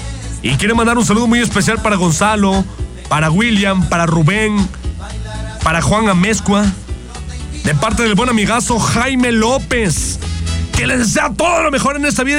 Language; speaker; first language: Spanish; native; Spanish